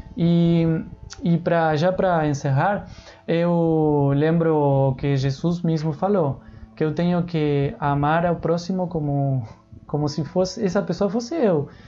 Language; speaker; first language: Portuguese; non-native, fluent; Spanish